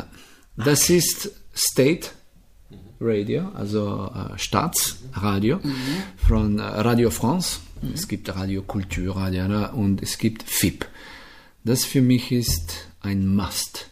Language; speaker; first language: German; non-native, fluent; Slovenian